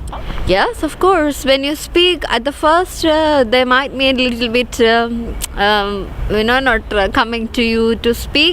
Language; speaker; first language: English; non-native, fluent; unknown